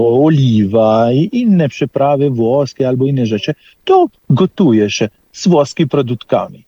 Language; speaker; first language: Polish; non-native, fluent; Italian